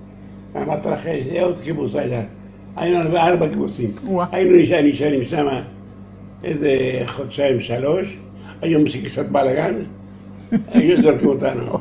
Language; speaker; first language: Hebrew; non-native, learner; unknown